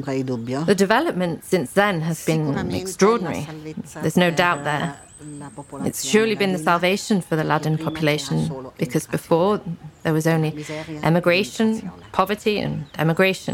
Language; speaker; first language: English; non-native, fluent; Ladin